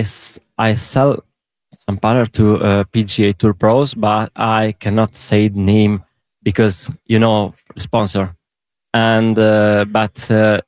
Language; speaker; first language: English; non-native, learner; Italian